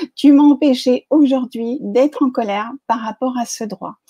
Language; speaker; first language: French; native; French